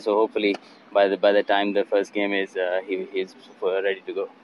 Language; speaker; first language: English; non-native, local second language; Hindi